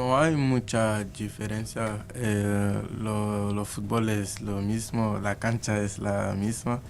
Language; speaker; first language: Spanish; non-native, learner; Portuguese